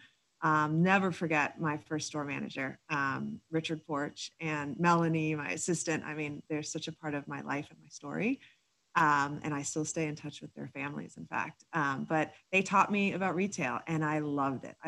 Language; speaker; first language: English; native; English